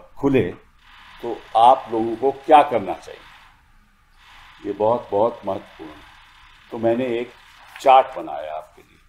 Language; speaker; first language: Hindi; native; Hindi